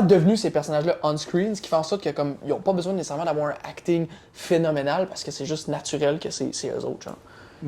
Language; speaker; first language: French; native; French